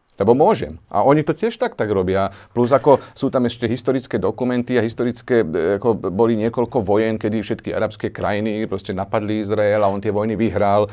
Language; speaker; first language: Slovak; native; Slovak